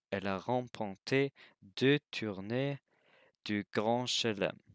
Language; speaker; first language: French; non-native, learner; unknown